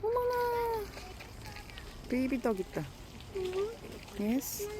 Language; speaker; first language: Korean; native; Korean